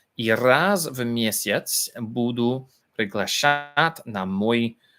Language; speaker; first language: Russian; non-native, learner; English